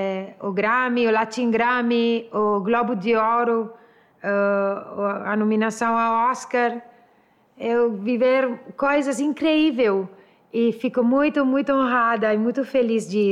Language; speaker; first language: Portuguese; non-native, learner; Italian